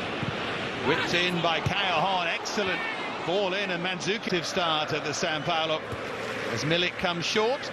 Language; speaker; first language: English; native; English